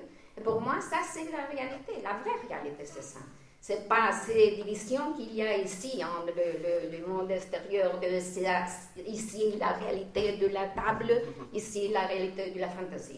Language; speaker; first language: French; non-native, fluent; Spanish